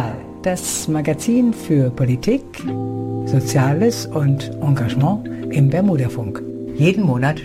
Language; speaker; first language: German; native; German